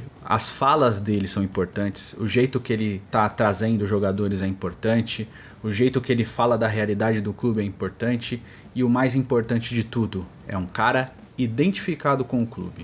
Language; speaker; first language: Portuguese; native; Portuguese